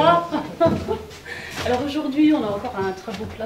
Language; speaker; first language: French; native; French